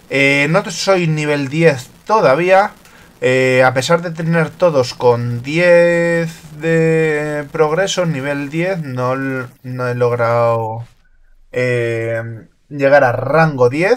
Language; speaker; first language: Spanish; native; Spanish